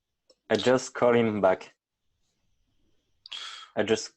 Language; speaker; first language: English; non-native, learner; French